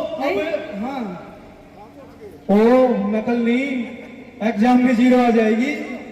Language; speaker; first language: Hindi; native; Hindi